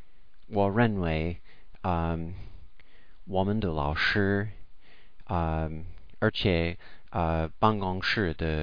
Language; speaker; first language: Chinese; non-native, learner; English